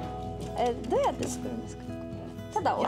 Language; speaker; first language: Japanese; non-native, fluent; Romanian